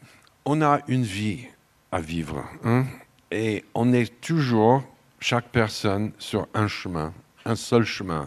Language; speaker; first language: French; non-native, fluent; English